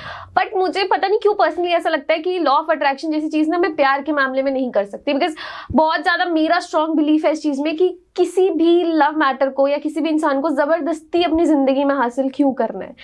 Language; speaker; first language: Hindi; native; Hindi